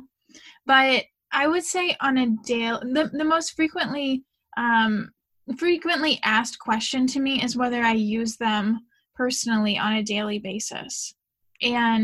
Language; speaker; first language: English; native; English